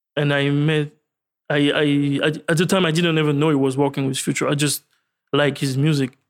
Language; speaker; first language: English; non-native, learner; French